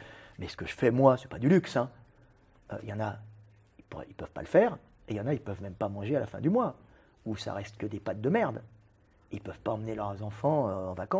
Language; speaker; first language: French; native; French